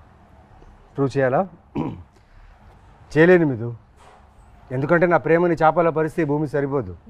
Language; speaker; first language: Telugu; native; Telugu